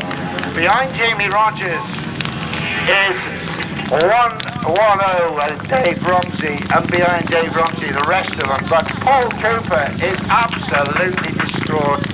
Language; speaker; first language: English; native; English